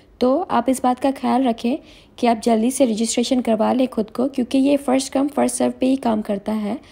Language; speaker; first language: Hindi; native; Hindi